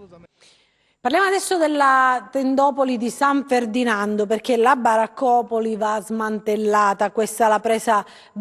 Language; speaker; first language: Italian; native; Italian